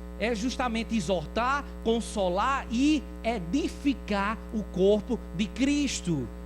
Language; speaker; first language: Portuguese; native; Portuguese